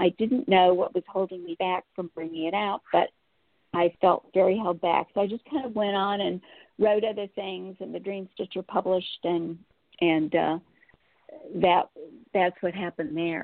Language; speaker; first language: English; native; English